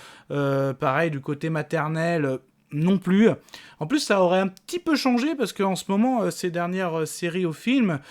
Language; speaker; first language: French; native; French